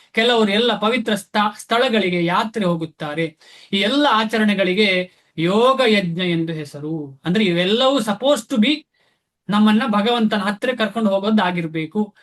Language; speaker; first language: Kannada; non-native, local second language; Tulu